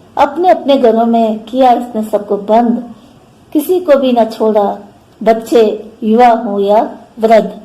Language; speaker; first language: Hindi; non-native, local second language; Kannada